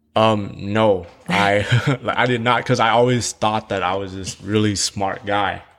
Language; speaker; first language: English; early bilingual, other home language; Vietnamese